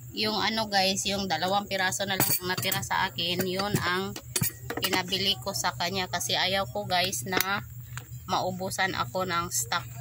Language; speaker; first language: Filipino; non-native, local second language; Cebuano